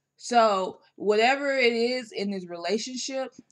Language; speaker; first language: English; native; English